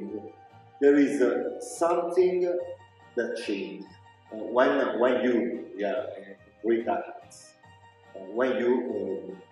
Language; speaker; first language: English; non-native, learner; Italian